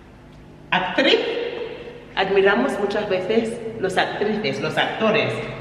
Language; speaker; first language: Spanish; non-native, fluent; English